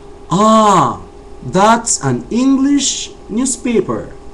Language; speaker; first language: English; non-native, local second language; Chavacano